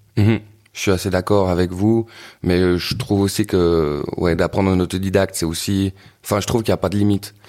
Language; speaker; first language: French; native; French